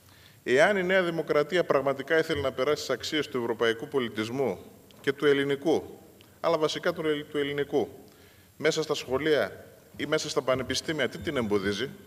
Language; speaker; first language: Greek; native; Greek